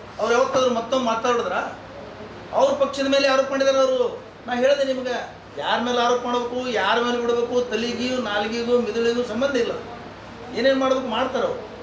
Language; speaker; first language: Kannada; native; Kannada